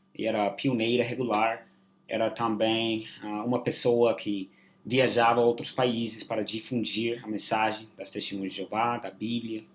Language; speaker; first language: Portuguese; non-native, fluent; English